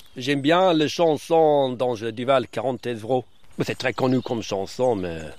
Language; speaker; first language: French; non-native, fluent; German